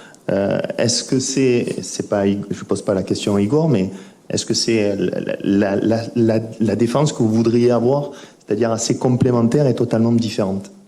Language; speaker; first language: French; native; French